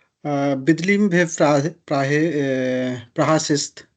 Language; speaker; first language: Czech; non-native, learner; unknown